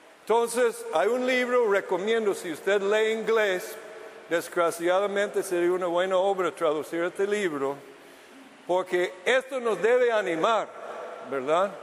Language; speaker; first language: Spanish; non-native, fluent; English